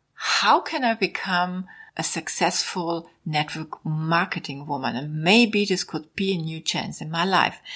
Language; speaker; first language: English; non-native, learner; German